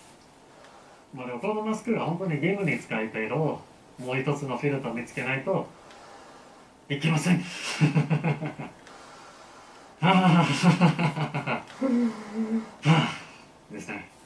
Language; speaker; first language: Japanese; non-native, learner; English